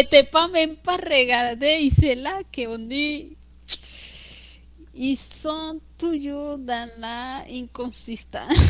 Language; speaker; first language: French; non-native, fluent; Spanish